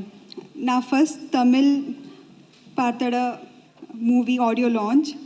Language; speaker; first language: Tamil; non-native, learner; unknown